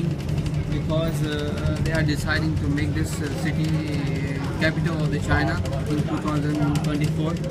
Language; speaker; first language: English; non-native, fluent; Urdu